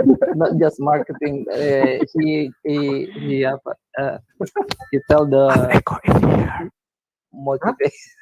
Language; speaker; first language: English; non-native, learner; Indonesian